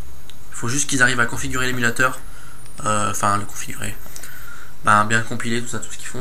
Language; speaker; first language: French; native; French